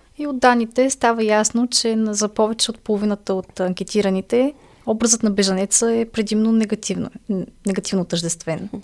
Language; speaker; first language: Bulgarian; native; Bulgarian